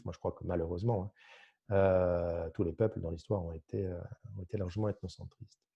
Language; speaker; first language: French; native; French